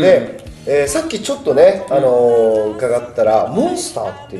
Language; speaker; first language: Japanese; native; Japanese